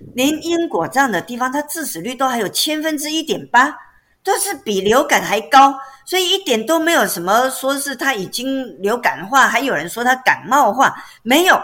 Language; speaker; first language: Chinese; native; Chinese